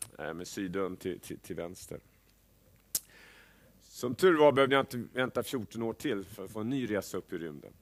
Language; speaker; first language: Swedish; native; Swedish